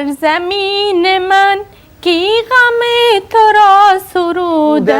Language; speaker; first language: Hindi; non-native, learner; Persian